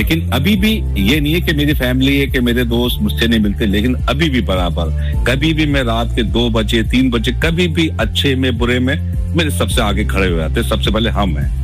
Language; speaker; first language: Hindi; native; Hindi